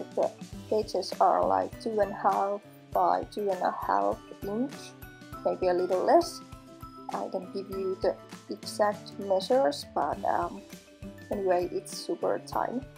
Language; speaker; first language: English; non-native, fluent; Finnish